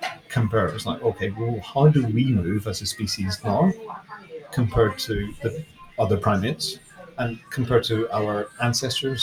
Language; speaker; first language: English; native; English